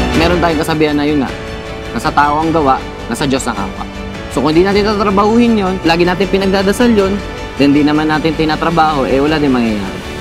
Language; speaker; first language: Filipino; native; Filipino